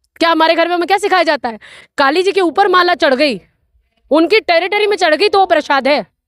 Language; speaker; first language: Hindi; native; Hindi